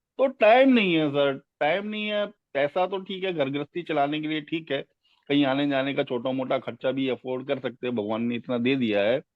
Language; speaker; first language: Hindi; native; Hindi